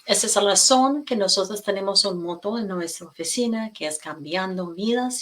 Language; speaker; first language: Spanish; non-native, fluent; English